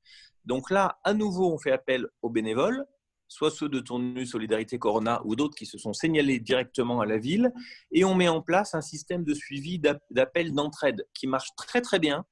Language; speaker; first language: French; native; French